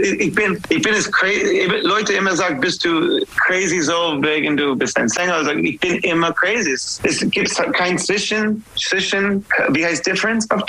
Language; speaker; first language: German; non-native, fluent; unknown